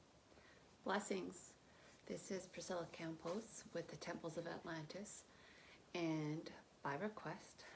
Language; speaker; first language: English; native; English